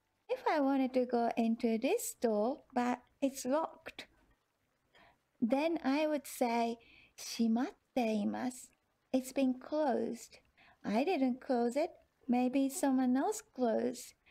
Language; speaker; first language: English; non-native, fluent; Japanese